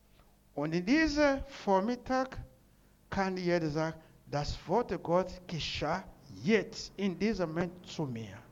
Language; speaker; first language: German; non-native, learner; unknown